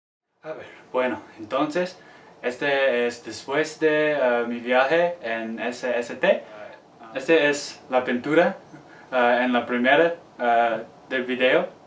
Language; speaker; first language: Spanish; non-native, learner; English